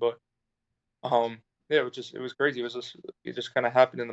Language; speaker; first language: English; native; English